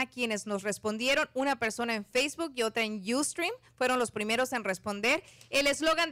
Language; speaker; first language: Spanish; native; Spanish